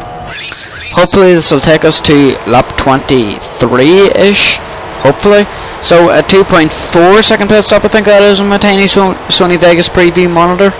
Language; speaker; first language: English; native; English